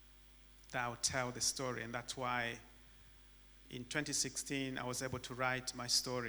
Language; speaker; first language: English; non-native, fluent; Rundi